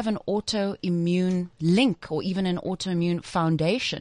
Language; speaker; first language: English; native; English